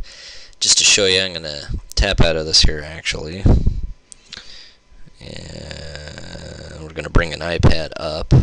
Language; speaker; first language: English; native; English